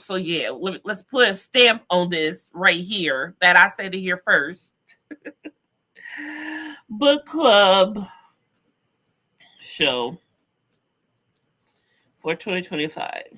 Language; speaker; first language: English; native; English